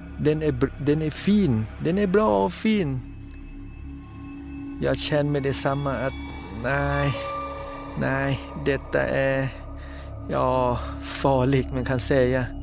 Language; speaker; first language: Swedish; non-native, fluent; Thai